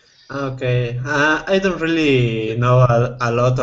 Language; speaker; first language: English; non-native, fluent; Spanish